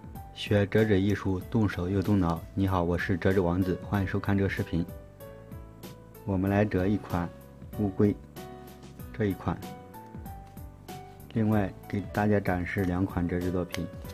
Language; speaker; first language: Chinese; native; Chinese